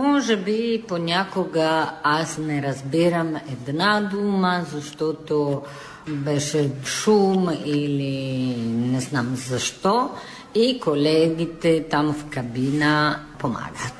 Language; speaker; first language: Bulgarian; non-native, fluent; Italian